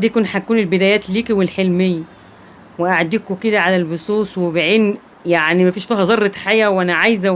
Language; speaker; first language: Arabic; native; Arabic